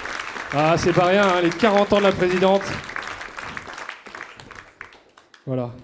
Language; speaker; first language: French; native; French